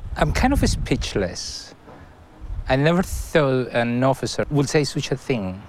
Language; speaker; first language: English; non-native, fluent; Spanish